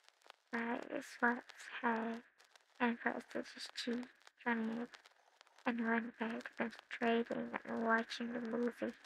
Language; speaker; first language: English; non-native, learner; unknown